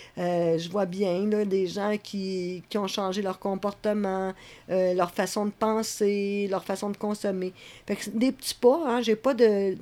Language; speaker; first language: French; native; French